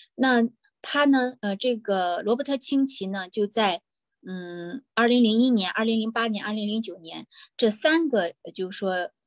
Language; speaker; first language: Chinese; native; Chinese